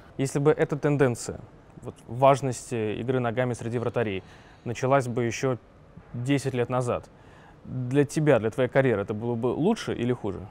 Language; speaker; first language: Russian; native; Russian